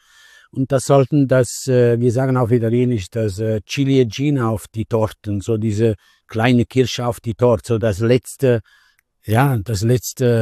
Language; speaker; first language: German; non-native, learner; Italian